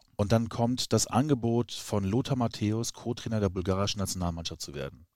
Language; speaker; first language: German; native; German